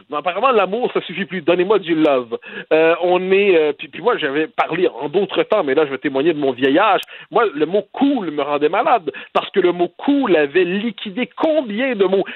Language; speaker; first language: French; native; French